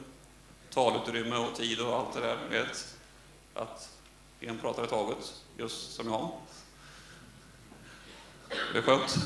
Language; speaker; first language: Swedish; native; Swedish